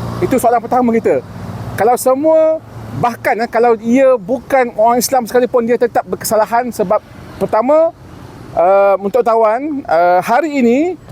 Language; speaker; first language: Malay; native; Malay